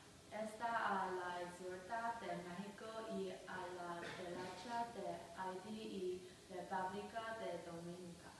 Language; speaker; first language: Spanish; non-native, learner; English